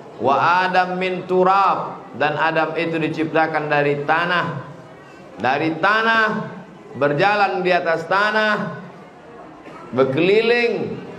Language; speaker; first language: Indonesian; native; Indonesian